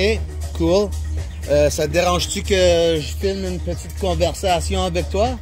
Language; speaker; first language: French; non-native, local second language; English